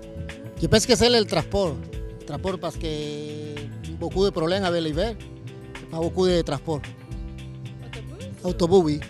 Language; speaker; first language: French; non-native, learner; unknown